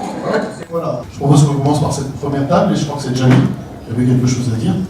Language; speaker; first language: French; native; French